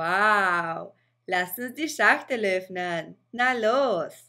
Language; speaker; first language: German; non-native, fluent; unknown